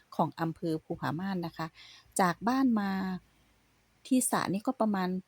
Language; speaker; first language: Thai; native; Thai